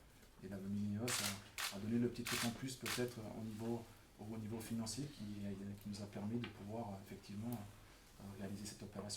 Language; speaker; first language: French; native; French